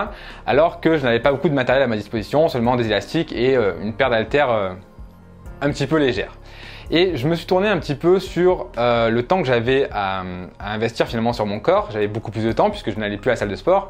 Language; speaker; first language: French; native; French